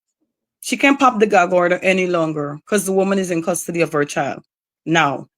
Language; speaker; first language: English; native; English